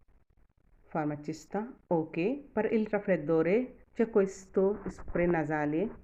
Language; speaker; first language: Italian; non-native, fluent; Urdu